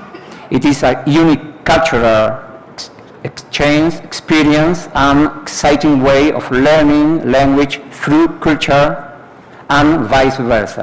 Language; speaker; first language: English; non-native, fluent; Spanish